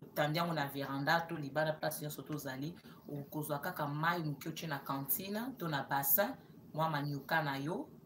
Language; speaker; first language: French; non-native, local second language; Lingala